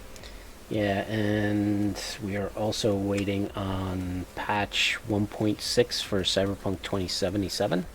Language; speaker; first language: English; native; English